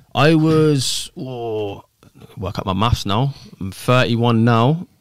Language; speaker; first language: English; native; English